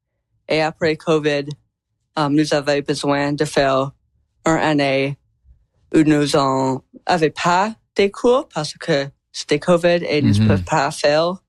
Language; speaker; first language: French; non-native, learner; English